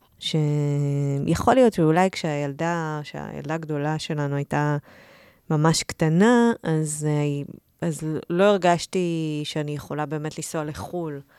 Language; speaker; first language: Hebrew; native; Hebrew